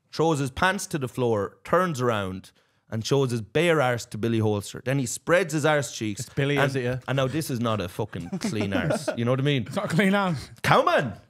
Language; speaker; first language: English; native; English